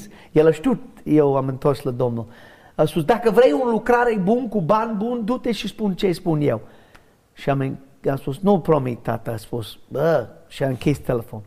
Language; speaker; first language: Romanian; non-native, learner; English